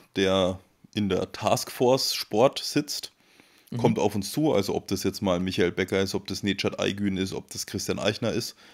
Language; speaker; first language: German; native; German